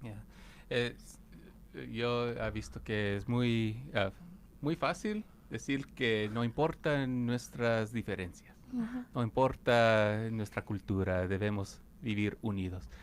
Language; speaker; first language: Spanish; non-native, fluent; English